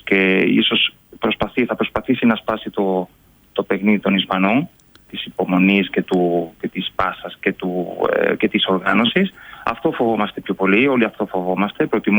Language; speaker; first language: Greek; non-native, fluent; Spanish